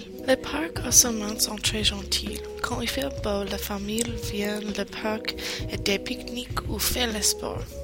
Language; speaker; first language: French; non-native, learner; English